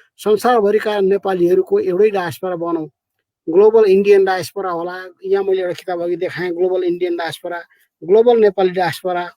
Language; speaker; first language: Nepali; native; Nepali